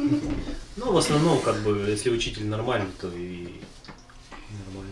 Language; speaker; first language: Russian; native; Russian